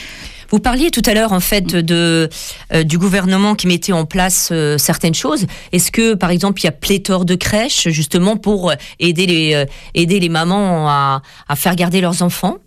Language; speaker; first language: French; native; French